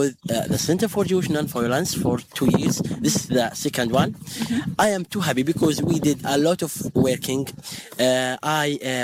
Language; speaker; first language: English; non-native, fluent; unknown